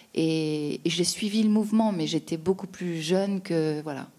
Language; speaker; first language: French; native; French